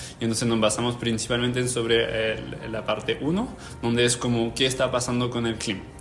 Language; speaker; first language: Spanish; non-native, fluent; French